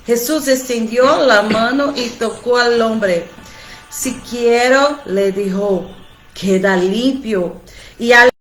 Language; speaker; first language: Spanish; non-native, fluent; Portuguese